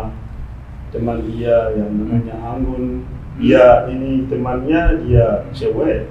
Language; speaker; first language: Indonesian; non-native, fluent; Rundi